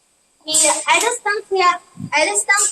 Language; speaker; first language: Russian; non-native, learner; Chinese